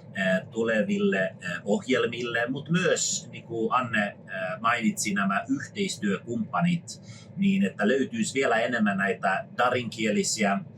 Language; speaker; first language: Finnish; non-native, fluent; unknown